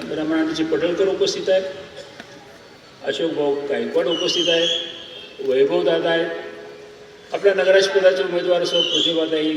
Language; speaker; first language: Marathi; native; Marathi